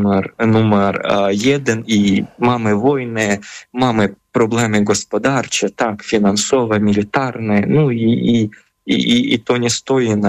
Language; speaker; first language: Polish; non-native, fluent; Ukrainian